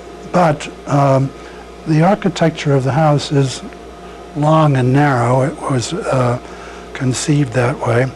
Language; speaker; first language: English; native; English